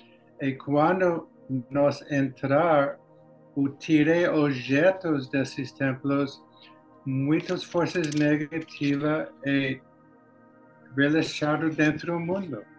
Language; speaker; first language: Portuguese; non-native, learner; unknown